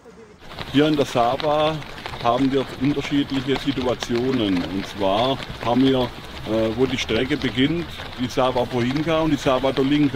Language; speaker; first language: German; native; German